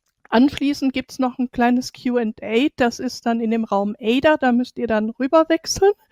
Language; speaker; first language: German; native; German